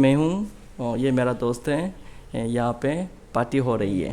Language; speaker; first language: Hindi; non-native, learner; Korean